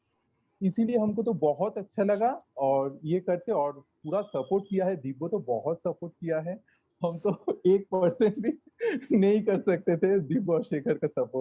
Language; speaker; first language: Hindi; non-native, local second language; Bangla